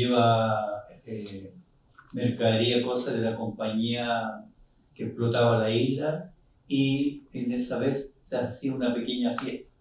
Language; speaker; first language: Spanish; non-native, local second language; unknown